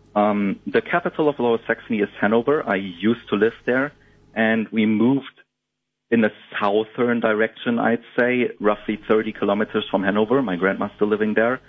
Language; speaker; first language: English; non-native, fluent; German